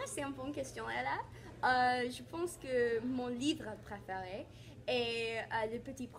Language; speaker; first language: French; non-native, fluent; English